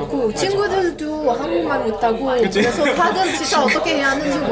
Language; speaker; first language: Korean; non-native, learner; Arabic